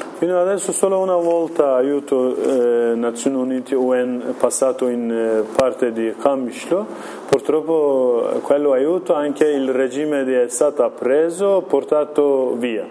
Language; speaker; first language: Italian; non-native, learner; Kurdish